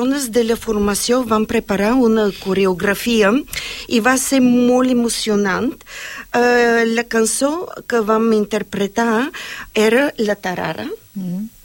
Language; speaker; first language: Spanish; non-native, fluent; Bulgarian